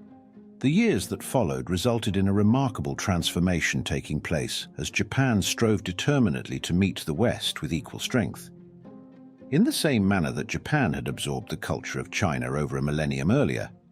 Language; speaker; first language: English; native; English